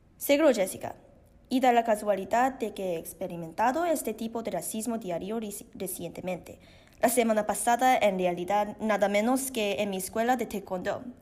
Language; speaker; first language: Spanish; non-native, learner; Korean